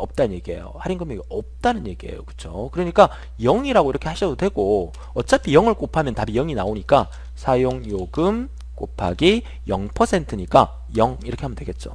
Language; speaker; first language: Korean; native; Korean